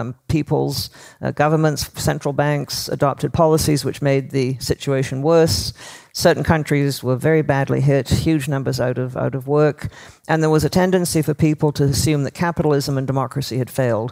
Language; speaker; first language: English; native; English